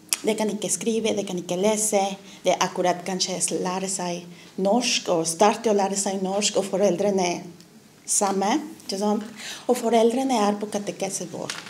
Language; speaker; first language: Norwegian; non-native, learner; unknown